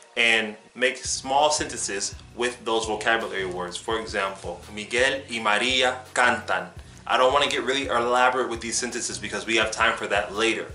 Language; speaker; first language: English; native; English